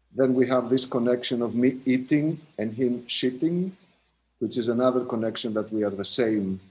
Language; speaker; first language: English; non-native, fluent; Greek